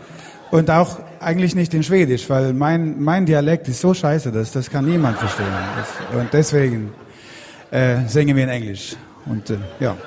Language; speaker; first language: German; non-native, fluent; Swedish